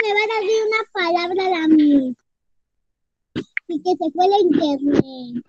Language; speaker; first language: Spanish; native; Spanish